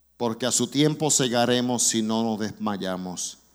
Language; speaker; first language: Spanish; early bilingual, heritage; Spanish